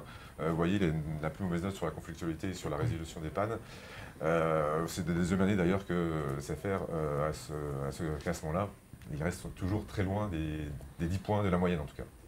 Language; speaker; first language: French; native; French